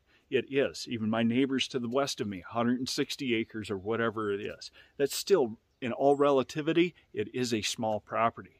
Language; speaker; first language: English; native; English